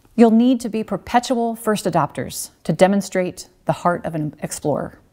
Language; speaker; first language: English; native; English